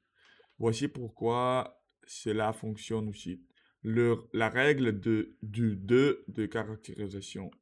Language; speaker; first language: French; non-native, learner; Russian